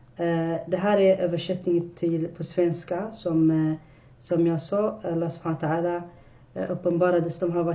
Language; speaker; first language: Swedish; non-native, fluent; Arabic